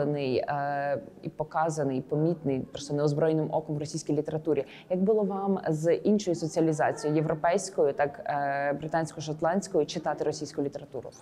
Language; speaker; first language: Ukrainian; native; Ukrainian